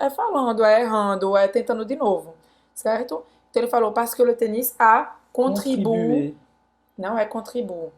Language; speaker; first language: Portuguese; native; Portuguese